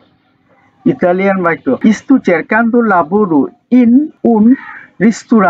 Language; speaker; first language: Italian; non-native, learner; Bangla